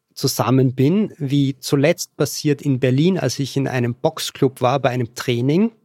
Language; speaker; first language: German; native; German